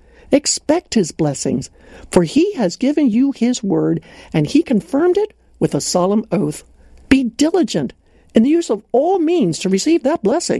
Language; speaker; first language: English; native; English